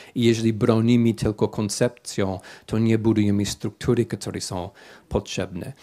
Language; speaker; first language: Polish; non-native, fluent; English